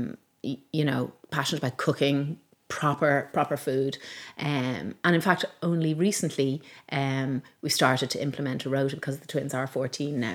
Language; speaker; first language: English; native; English